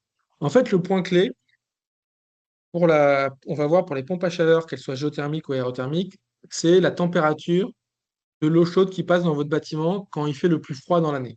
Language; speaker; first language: French; native; French